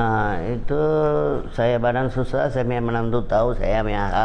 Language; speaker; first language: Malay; non-native, local second language; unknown